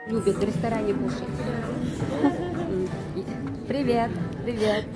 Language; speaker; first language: Russian; non-native, learner; Bangla